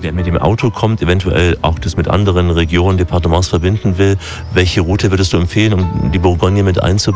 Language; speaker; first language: German; native; German